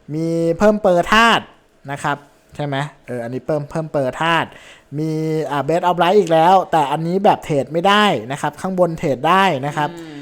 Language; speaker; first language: Thai; native; Thai